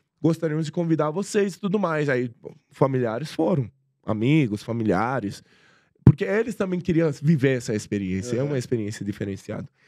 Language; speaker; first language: Portuguese; non-native, fluent; Persian